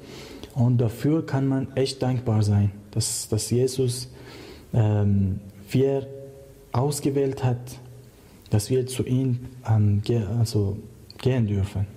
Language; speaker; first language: German; non-native, learner; Persian